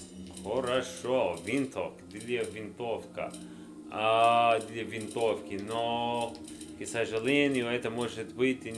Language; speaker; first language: Russian; non-native, learner; English